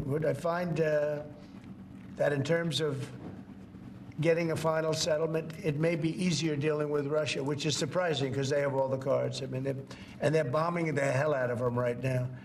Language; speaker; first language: English; native; English